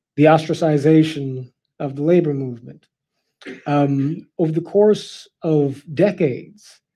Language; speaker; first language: English; native; English